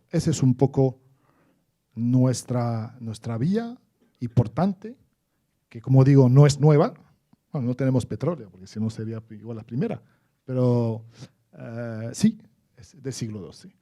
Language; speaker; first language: Spanish; non-native, fluent; Arabic